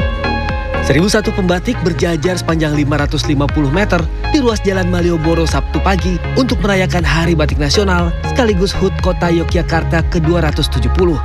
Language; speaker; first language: Indonesian; native; Indonesian